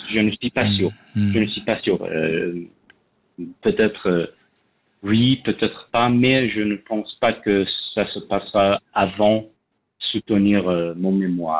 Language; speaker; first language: French; non-native, fluent; Persian